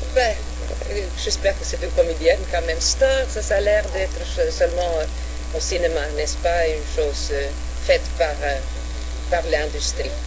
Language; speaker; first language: French; non-native, fluent; Swedish